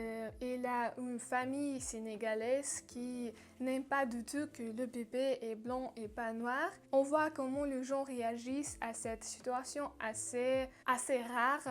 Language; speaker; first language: French; non-native, learner; Russian